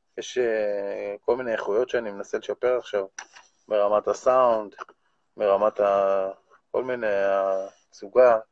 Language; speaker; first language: Hebrew; native; Hebrew